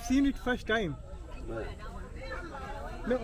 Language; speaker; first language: English; non-native, local second language; Hindi